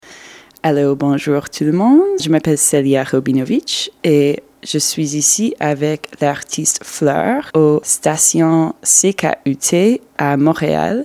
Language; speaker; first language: French; non-native, fluent; English